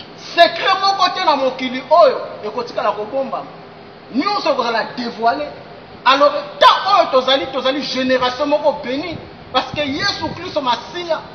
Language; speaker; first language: Lingala; non-native, local second language; Kongo